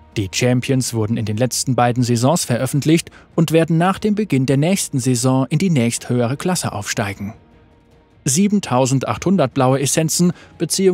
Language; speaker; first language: German; native; German